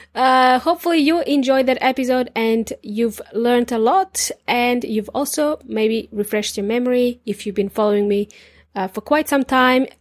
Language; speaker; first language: English; non-native, fluent; Serbian